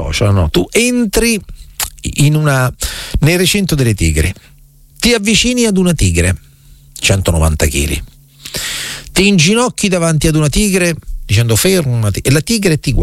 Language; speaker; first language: Italian; native; Italian